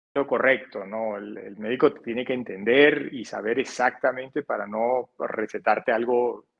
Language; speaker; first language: Spanish; native; Spanish